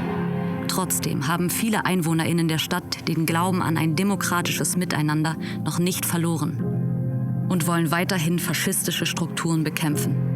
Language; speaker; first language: German; native; German